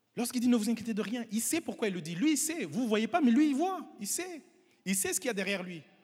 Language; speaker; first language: French; non-native, local second language; Kinyarwanda